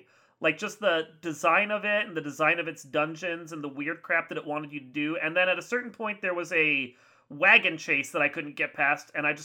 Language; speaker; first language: English; native; English